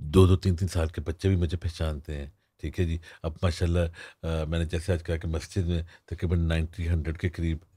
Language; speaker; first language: Urdu; non-native, local second language; Punjabi